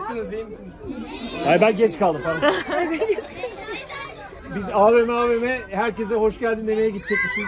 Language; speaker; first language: Turkish; native; Turkish